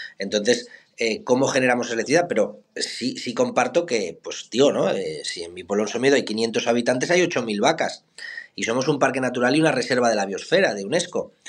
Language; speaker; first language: Spanish; native; Spanish